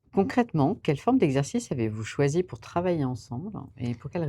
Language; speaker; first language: French; native; French